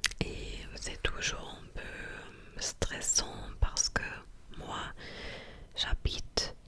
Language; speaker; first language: French; non-native, fluent; German